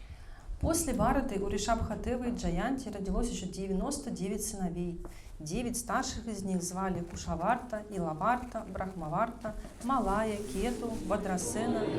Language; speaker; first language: Russian; native; Russian